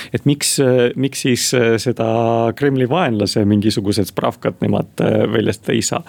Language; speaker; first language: Estonian; non-native, local second language; Russian